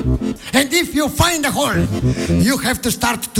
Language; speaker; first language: English; non-native, fluent; Slovenian